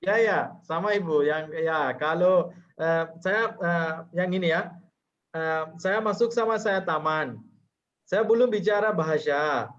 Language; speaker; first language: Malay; non-native, learner; Sinhala